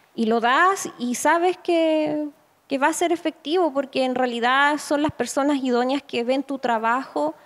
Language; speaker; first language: Spanish; native; Spanish